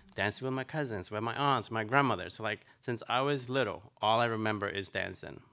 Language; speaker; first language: English; early bilingual, other home language; Spanish